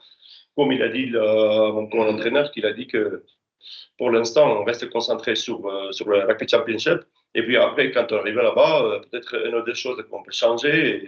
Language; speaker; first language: French; non-native, fluent; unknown